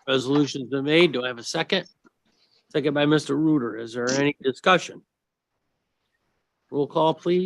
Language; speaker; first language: English; native; English